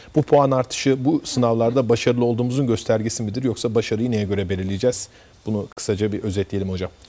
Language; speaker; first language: Turkish; native; Turkish